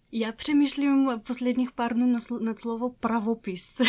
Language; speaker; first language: Czech; non-native, fluent; Bulgarian